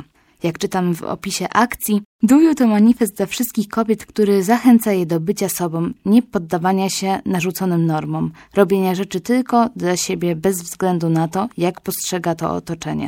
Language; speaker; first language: Polish; native; Polish